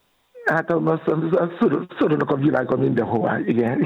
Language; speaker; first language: Hungarian; non-native, fluent; Yoruba